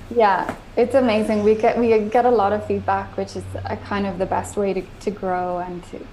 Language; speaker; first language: English; native; English